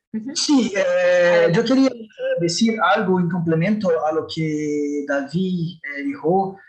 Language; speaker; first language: Spanish; non-native, fluent; Portuguese